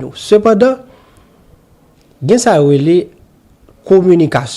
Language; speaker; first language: Haitian Creole; native; Haitian Creole